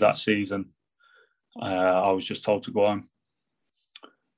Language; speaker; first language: English; native; English